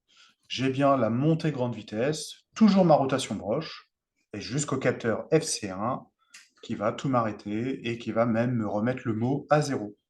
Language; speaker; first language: French; native; French